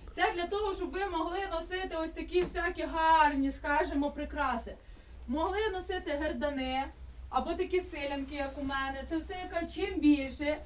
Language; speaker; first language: Ukrainian; native; Ukrainian